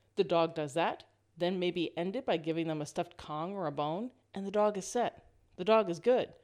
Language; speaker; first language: English; native; English